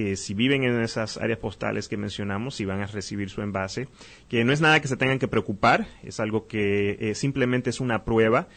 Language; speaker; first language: Spanish; native; Spanish